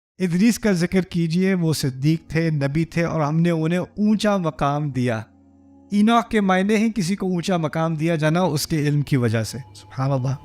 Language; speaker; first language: Urdu; early bilingual, heritage; Urdu